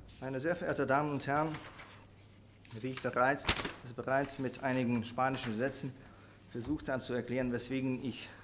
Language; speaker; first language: German; non-native, fluent; Hungarian